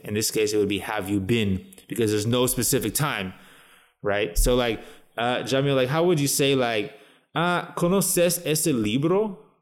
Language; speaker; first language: English; native; English